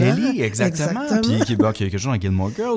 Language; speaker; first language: French; native; French